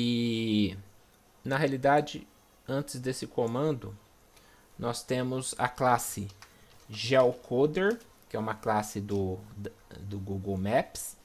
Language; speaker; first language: Portuguese; native; Portuguese